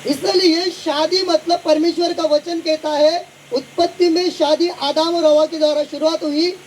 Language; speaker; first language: Hindi; non-native, local second language; Marathi